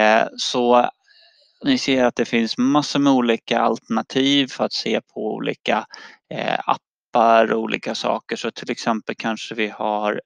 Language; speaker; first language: Swedish; native; Swedish